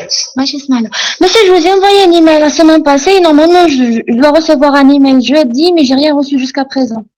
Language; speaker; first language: French; non-native, local second language; Arabic